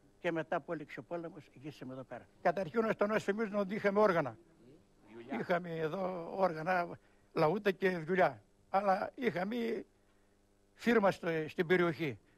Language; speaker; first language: Greek; native; Greek